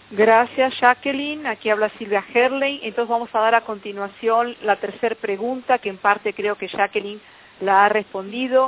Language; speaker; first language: Spanish; native; Spanish